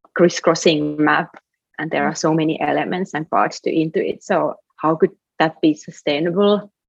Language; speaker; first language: English; non-native, fluent; Finnish